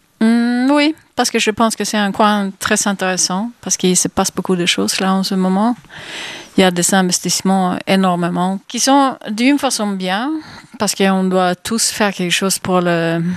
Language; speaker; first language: French; non-native, fluent; Swedish